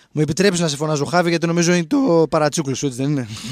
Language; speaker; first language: Greek; native; Greek